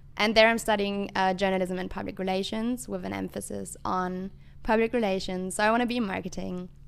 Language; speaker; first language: English; non-native, fluent; German